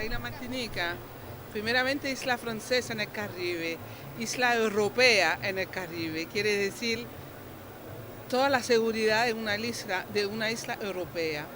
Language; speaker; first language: Spanish; non-native, fluent; French